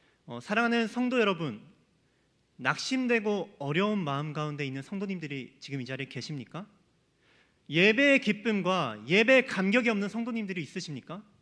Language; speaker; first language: Korean; native; Korean